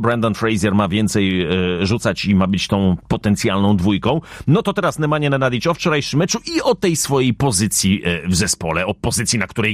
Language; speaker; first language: Polish; native; Polish